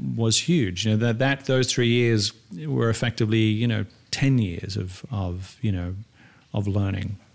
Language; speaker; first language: English; native; English